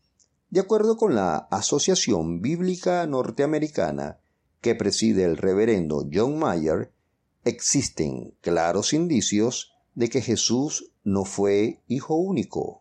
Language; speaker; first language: Spanish; native; Spanish